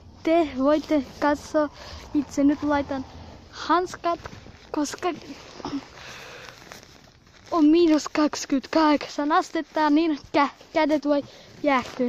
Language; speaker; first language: Finnish; early bilingual, other home language; Russian